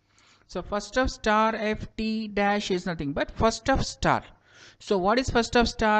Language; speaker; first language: English; non-native, local second language; Kannada